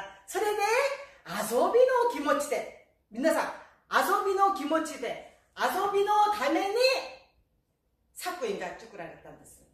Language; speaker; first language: Japanese; non-native, fluent; Korean